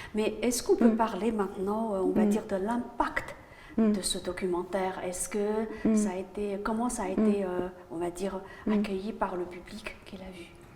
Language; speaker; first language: French; native; French